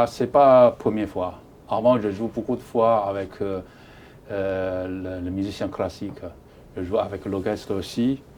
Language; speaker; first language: French; non-native, learner; Chinese